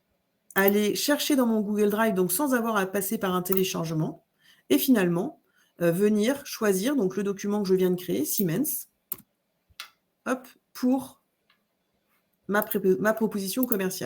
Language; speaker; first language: French; native; French